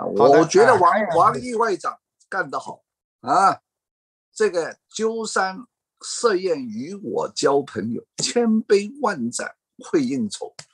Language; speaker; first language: Chinese; non-native, fluent; Cantonese